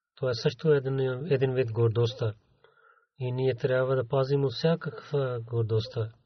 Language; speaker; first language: Bulgarian; non-native, learner; Urdu